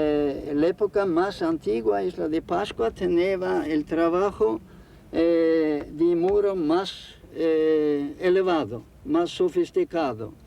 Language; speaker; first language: Spanish; non-native, fluent; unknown